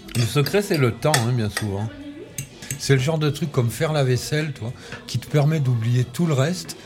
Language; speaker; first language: French; non-native, fluent; Spanish